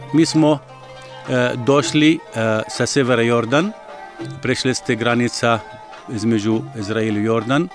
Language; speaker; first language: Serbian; non-native, learner; Arabic